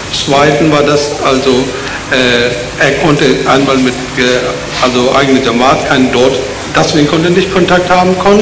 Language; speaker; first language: German; non-native, learner; Urdu